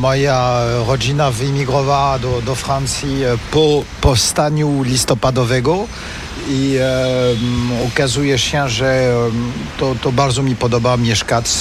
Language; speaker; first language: Polish; non-native, fluent; French